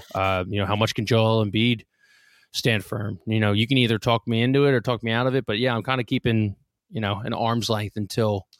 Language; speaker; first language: English; native; English